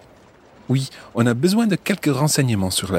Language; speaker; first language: French; non-native, fluent; English